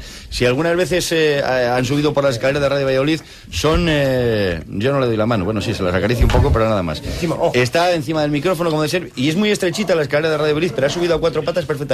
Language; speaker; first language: Spanish; native; Spanish